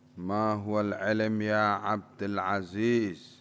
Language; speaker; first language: Arabic; non-native, fluent; Indonesian